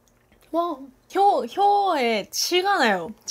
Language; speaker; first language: Korean; non-native, learner; Japanese